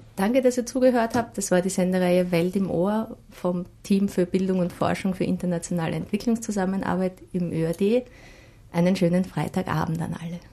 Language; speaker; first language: German; native; German